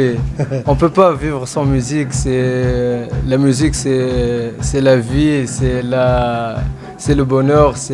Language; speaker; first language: French; non-native, fluent; Arabic